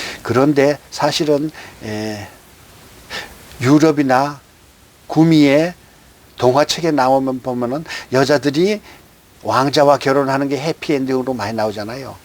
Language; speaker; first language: Korean; native; Korean